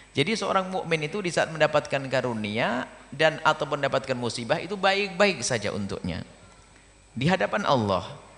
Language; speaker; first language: Indonesian; native; Indonesian